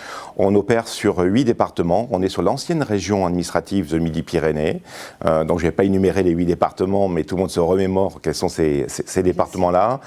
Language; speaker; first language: French; native; French